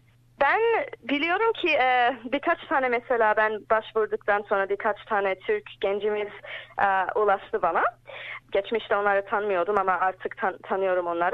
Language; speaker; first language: Turkish; early bilingual, heritage; English